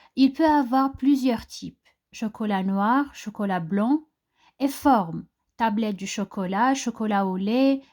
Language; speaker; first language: French; non-native, local second language; Arabic